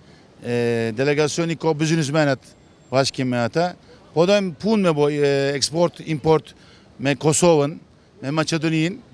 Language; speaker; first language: Albanian; early bilingual, heritage; Turkish